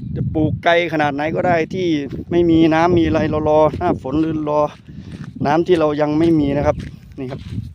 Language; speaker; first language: Thai; native; Thai